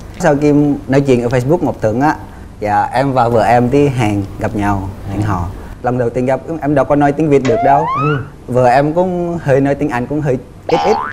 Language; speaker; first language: Vietnamese; non-native, fluent; Indonesian